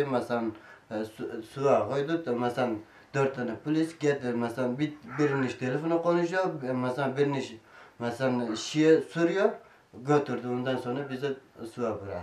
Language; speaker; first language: Turkish; non-native, learner; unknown